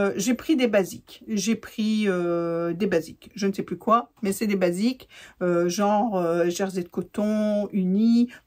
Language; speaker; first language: French; native; French